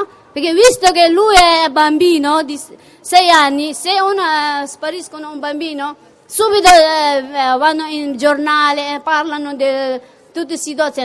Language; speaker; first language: Italian; non-native, fluent; Tibetan